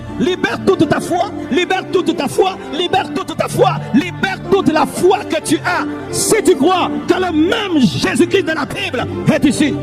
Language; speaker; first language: French; non-native, local second language; Lingala